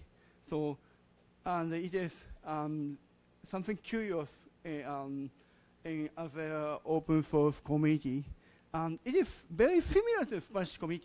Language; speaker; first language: English; non-native, learner; Japanese